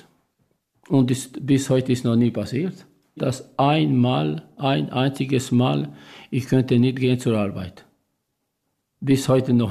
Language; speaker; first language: German; non-native, learner; Albanian